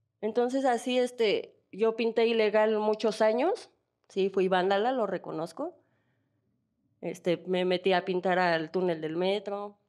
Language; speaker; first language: Spanish; native; Spanish